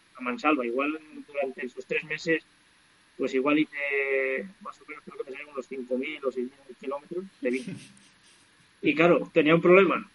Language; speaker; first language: Spanish; native; Spanish